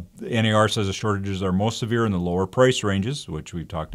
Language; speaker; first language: English; native; English